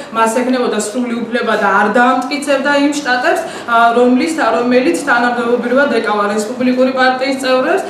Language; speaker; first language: Georgian; native; Georgian